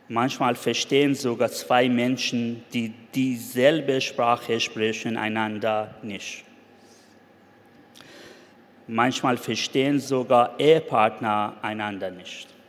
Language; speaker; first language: German; non-native, fluent; Persian